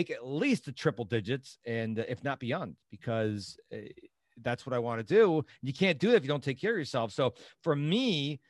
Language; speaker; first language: English; native; English